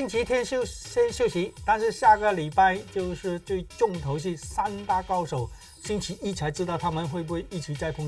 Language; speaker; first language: Chinese; native; Chinese